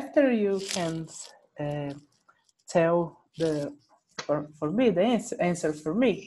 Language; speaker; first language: English; non-native, learner; Portuguese